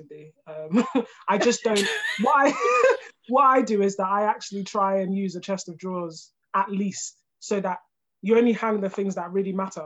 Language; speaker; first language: English; early bilingual, other home language; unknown